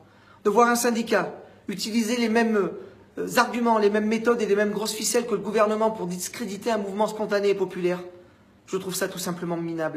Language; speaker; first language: French; native; French